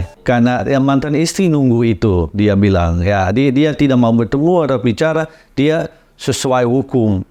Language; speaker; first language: Indonesian; non-native, learner; Dutch